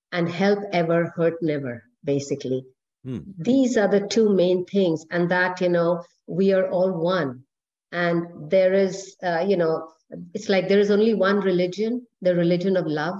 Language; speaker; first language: English; non-native, local second language; Hindi